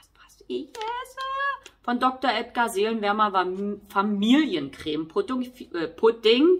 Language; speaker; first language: German; native; German